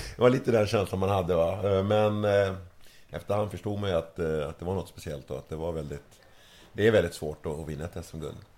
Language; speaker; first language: Swedish; early bilingual, other home language; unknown